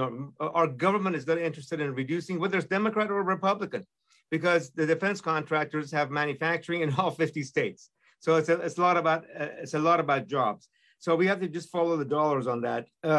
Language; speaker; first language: English; non-native, fluent; Persian